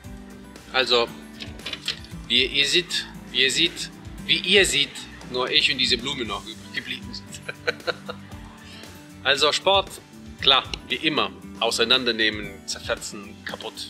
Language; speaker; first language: German; non-native, fluent; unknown